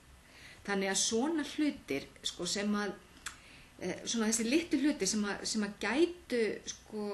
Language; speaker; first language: Icelandic; native; Icelandic